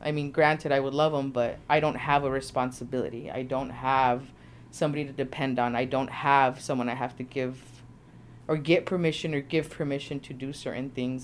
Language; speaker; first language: English; early bilingual, other home language; Spanish